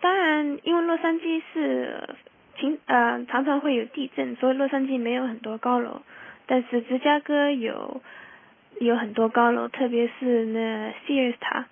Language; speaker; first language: Chinese; early bilingual, heritage; Chinese